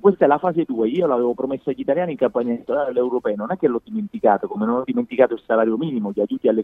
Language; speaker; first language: Italian; native; Italian